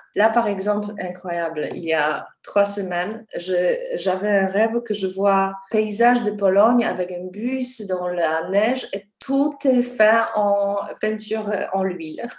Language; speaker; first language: French; non-native, fluent; Polish